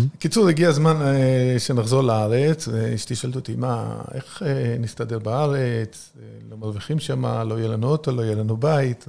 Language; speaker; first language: Hebrew; native; Hebrew